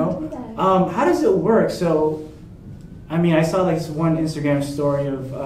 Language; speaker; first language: English; native; English